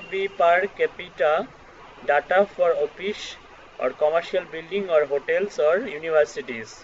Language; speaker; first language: English; non-native, local second language; Bangla